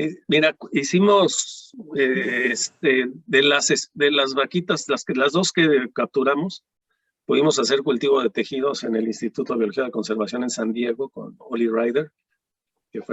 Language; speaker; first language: Spanish; native; Spanish